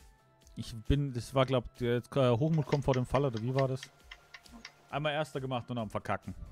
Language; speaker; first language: German; native; German